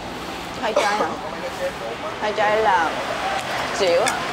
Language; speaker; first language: Vietnamese; non-native, learner; Japanese